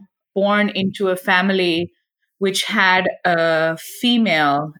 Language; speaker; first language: English; non-native, local second language; Gujarati